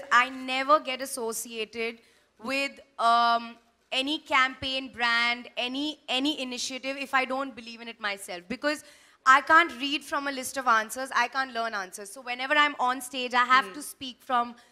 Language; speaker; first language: English; non-native, local second language; Hindi